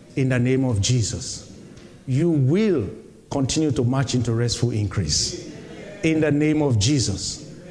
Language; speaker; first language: English; non-native, local second language; Yoruba